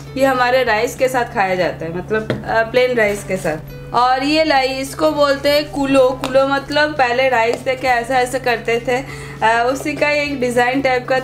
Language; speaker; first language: Hindi; non-native, local second language; Bangla